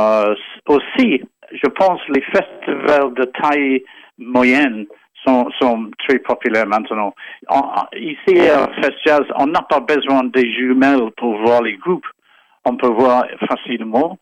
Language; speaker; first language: French; non-native, fluent; English